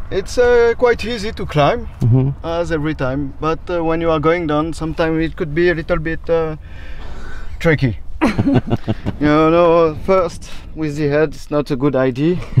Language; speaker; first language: English; non-native, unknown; French